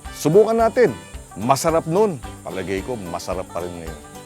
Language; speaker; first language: Filipino; native; Filipino